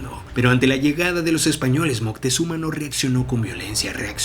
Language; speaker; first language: Spanish; native; Spanish